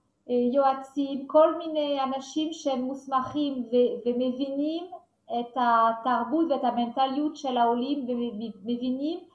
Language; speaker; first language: Hebrew; non-native, fluent; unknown